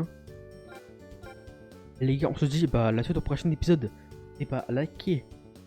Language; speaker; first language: French; native; French